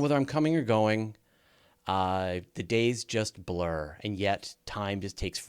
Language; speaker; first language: English; native; English